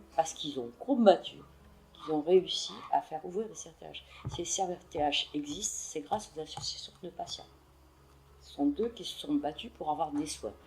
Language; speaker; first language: French; native; French